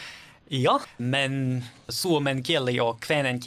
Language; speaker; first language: Norwegian; non-native, learner; French